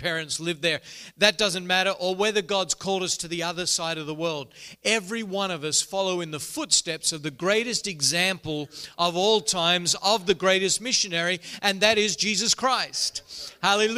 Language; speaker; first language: English; native; English